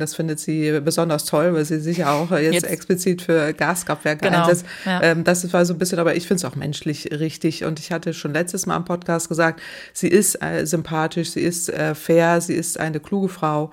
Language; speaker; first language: German; native; German